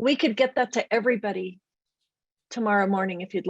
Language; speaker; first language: English; native; English